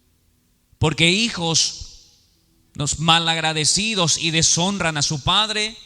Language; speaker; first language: Spanish; native; Spanish